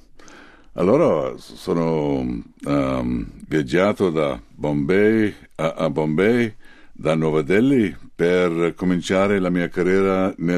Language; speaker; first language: Italian; non-native, fluent; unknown